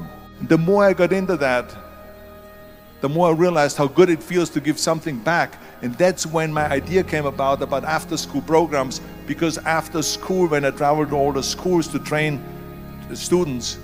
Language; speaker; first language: English; non-native, fluent; German